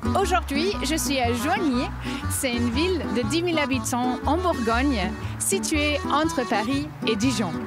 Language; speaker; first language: French; non-native, fluent; German